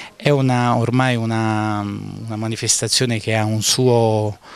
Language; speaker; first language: Italian; native; Italian